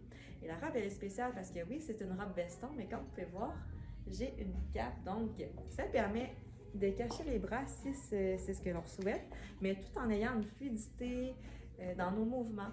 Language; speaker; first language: French; native; French